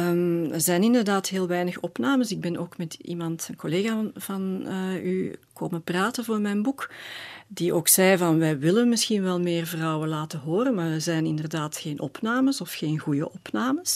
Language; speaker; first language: Dutch; native; Dutch